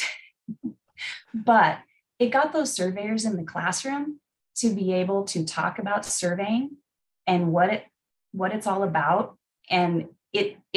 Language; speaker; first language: English; native; English